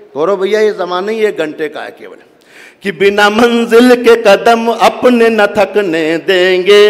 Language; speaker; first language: Hindi; native; Hindi